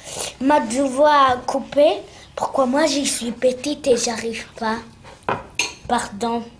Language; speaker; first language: French; non-native, learner; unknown